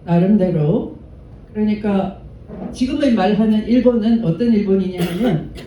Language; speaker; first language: Korean; native; Korean